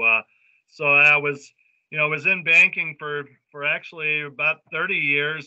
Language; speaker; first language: English; native; English